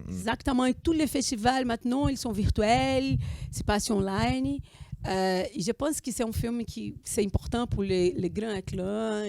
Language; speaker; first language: French; non-native, fluent; Portuguese